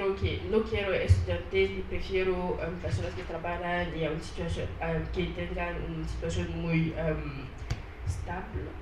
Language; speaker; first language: Spanish; non-native, learner; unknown